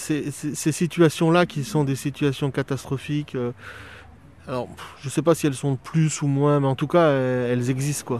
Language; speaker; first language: French; native; French